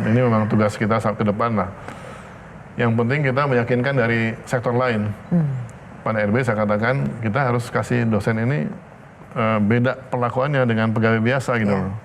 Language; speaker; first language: Indonesian; native; Indonesian